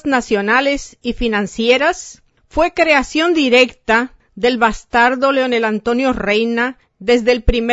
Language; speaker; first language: Spanish; native; Spanish